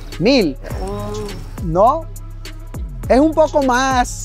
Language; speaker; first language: Spanish; native; Spanish